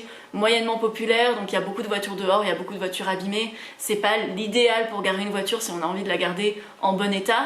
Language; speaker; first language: French; native; French